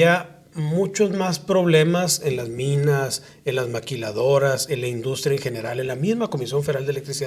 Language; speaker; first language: Spanish; native; Spanish